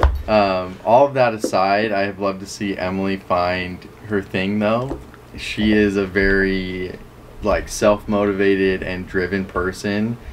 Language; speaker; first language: English; native; English